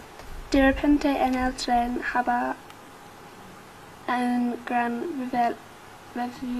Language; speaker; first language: Spanish; non-native, learner; English